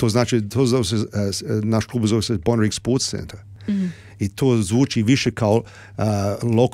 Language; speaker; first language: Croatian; early bilingual, heritage; Serbian